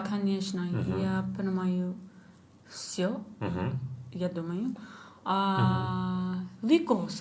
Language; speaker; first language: Russian; non-native, learner; English